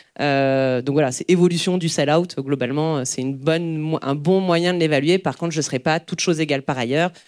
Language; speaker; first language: French; native; French